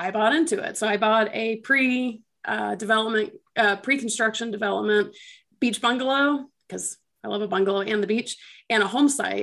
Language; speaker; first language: English; native; English